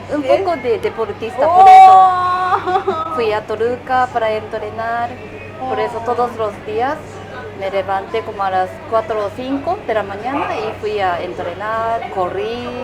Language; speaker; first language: Spanish; non-native, fluent; Japanese